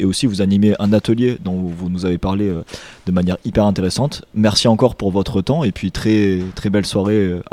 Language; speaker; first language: French; native; French